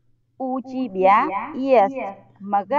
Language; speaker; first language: Russian; non-native, learner; Vietnamese